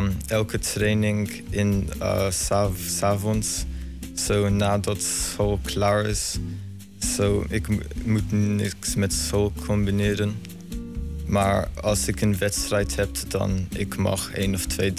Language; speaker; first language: Dutch; non-native, fluent; Slovenian